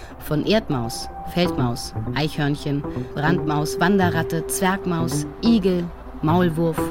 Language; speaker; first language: German; native; German